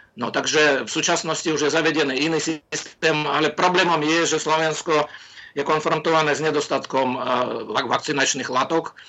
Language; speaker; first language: Slovak; non-native, fluent; Russian